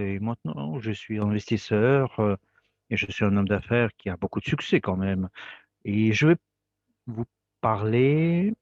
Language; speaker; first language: French; non-native, fluent; Russian